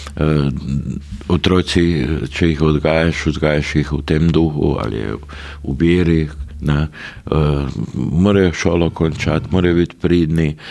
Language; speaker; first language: Slovenian; early bilingual, other home language; Serbian